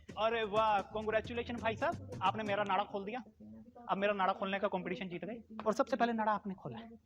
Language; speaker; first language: Hindi; native; Hindi